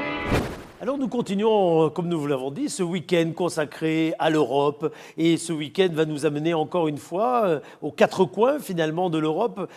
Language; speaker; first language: French; native; French